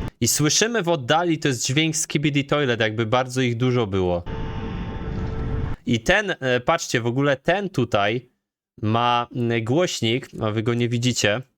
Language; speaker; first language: Polish; native; Polish